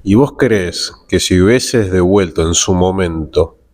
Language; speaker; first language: Spanish; native; Spanish